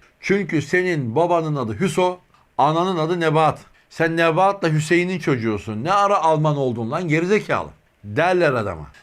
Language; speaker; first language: Turkish; native; Turkish